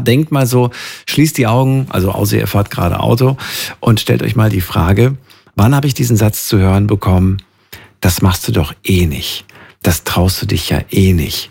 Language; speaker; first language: German; native; German